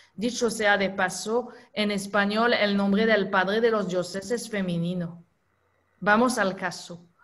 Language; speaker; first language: Spanish; non-native, fluent; French